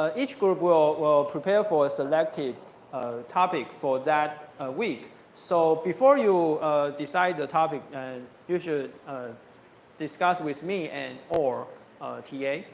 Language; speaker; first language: English; non-native, fluent; Chinese